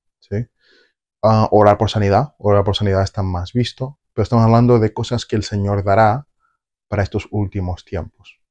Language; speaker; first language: Spanish; native; Spanish